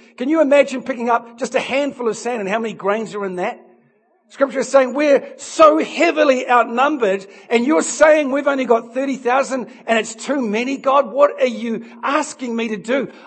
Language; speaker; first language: English; native; English